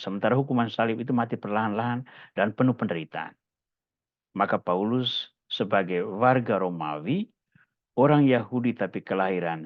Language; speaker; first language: Indonesian; native; Indonesian